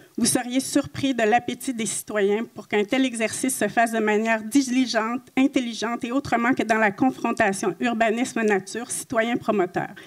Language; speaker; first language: French; native; French